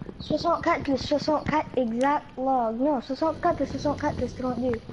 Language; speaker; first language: French; native; French